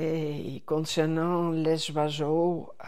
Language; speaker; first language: French; non-native, fluent; Dutch